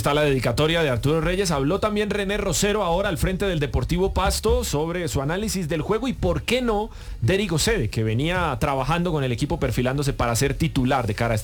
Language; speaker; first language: Spanish; native; Spanish